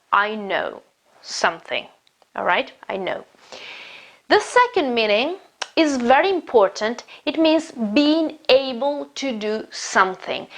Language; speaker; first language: English; non-native, fluent; Italian